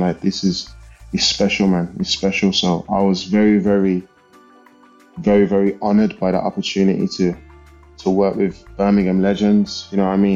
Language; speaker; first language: English; native; English